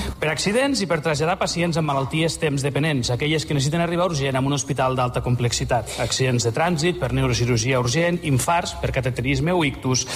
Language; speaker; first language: Catalan; native; Catalan